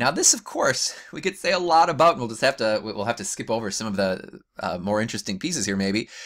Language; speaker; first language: English; native; English